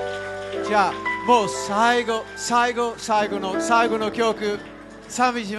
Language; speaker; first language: Japanese; non-native, learner; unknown